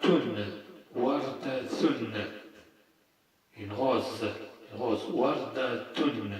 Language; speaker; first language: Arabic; non-native, fluent; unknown